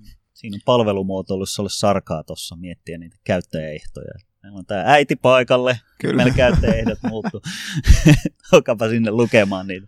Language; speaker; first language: Finnish; native; Finnish